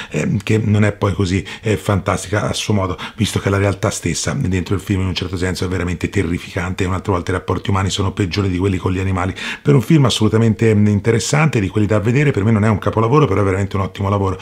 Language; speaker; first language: Italian; native; Italian